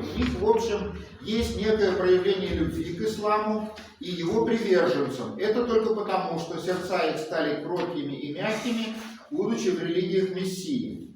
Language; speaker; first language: Russian; native; Russian